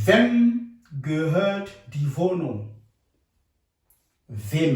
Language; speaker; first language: German; non-native, fluent; French